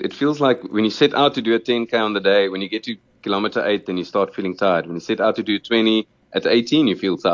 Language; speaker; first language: English; non-native, local second language; Afrikaans